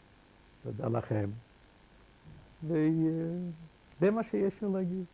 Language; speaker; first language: Hebrew; non-native, fluent; Yiddish